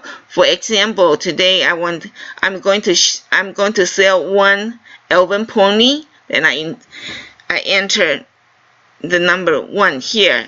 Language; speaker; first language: English; non-native, fluent; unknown